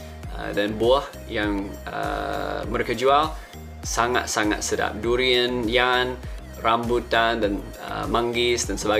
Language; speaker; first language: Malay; non-native, fluent; English